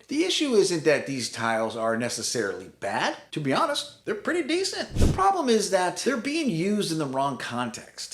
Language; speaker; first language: English; native; English